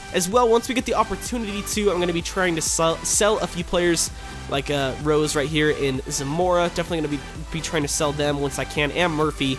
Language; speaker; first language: English; native; English